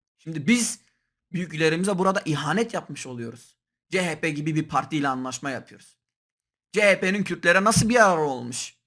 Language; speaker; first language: Turkish; non-native, local second language; Kurdish